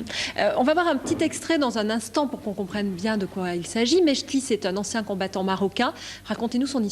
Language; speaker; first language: French; native; French